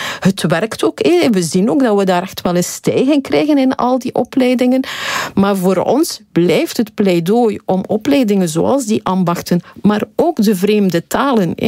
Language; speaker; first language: Dutch; native; Dutch